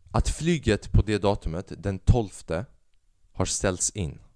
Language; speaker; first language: Swedish; early bilingual, other home language; Albanian